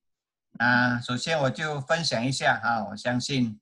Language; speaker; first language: Chinese; native; Chinese